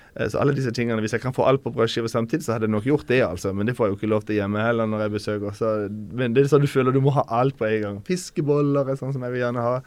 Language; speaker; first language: Norwegian; native; Norwegian